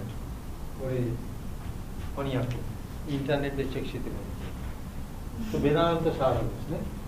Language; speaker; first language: Japanese; non-native, learner; Bangla